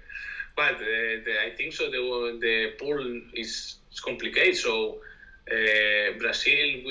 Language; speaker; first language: English; non-native, learner; Spanish